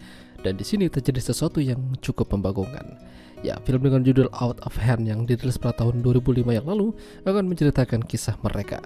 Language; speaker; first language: Indonesian; non-native, local second language; Javanese